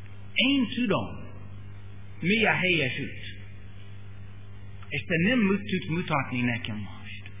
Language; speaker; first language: Hungarian; non-native, learner; English